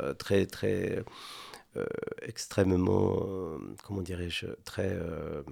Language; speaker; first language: French; non-native, fluent; Spanish